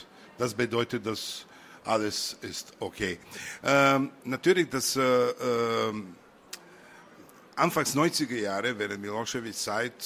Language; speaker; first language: German; non-native, learner; Serbian